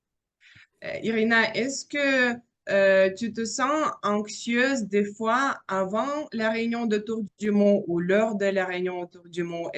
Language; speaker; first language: French; non-native, fluent; Russian